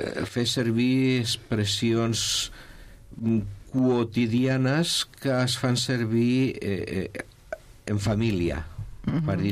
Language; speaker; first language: Catalan; non-native, local second language; Spanish